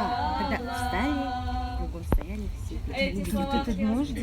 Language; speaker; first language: Russian; non-native, learner; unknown